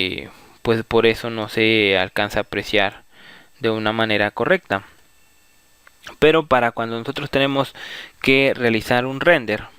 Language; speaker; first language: Spanish; native; Spanish